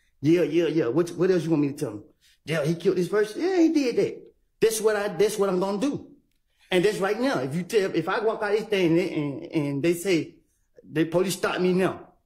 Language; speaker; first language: English; native; English